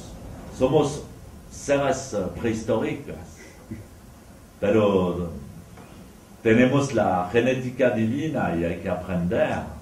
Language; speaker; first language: Spanish; non-native, fluent; French